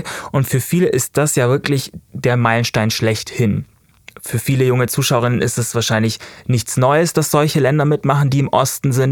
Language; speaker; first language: German; native; German